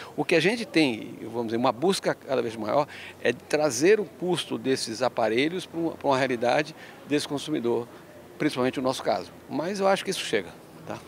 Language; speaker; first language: Portuguese; early bilingual, other home language; Spanish